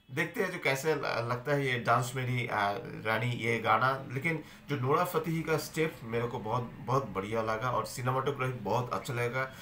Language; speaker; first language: Hindi; non-native, local second language; Bangla